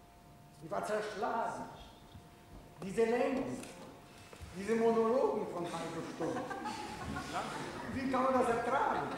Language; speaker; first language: German; non-native, fluent; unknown